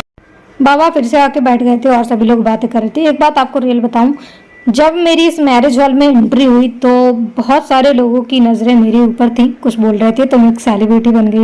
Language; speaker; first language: Hindi; native; Hindi